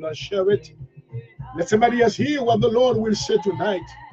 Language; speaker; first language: English; non-native, fluent; Haitian Creole